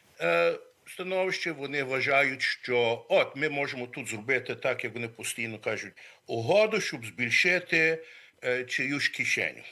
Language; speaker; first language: Ukrainian; early bilingual, heritage; Ukrainian